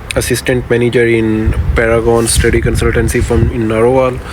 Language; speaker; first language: English; non-native, local second language; Urdu